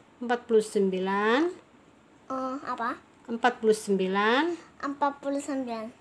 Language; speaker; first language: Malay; non-native, local second language; Chinese